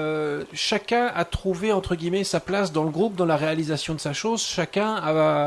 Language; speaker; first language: French; native; French